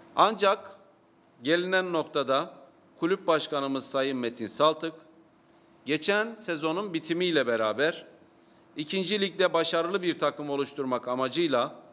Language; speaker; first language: Turkish; native; Turkish